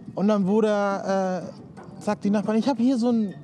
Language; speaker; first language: German; early bilingual, other home language; Spanish